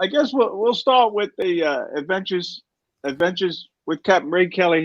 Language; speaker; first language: English; native; English